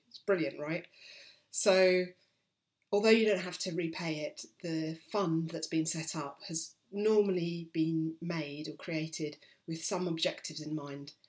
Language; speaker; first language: English; native; English